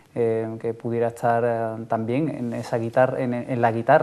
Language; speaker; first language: Spanish; native; Spanish